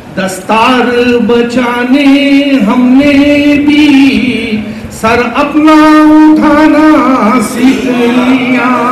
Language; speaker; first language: Urdu; native; Urdu